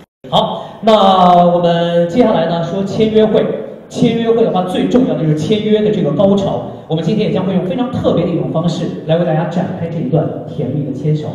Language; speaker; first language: Chinese; native; Chinese